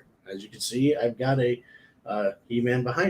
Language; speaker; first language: English; native; English